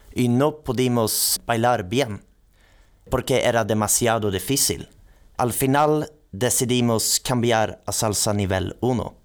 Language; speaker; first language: Spanish; non-native, learner; Swedish